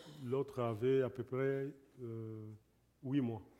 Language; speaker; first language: French; non-native, local second language; Lingala